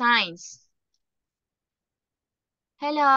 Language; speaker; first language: English; non-native, fluent; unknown